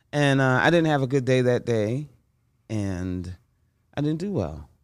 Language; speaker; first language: English; native; English